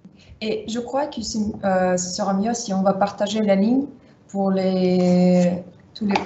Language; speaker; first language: French; non-native, fluent; Russian